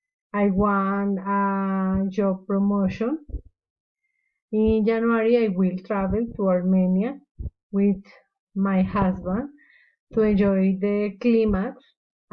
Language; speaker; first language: English; non-native, learner; Spanish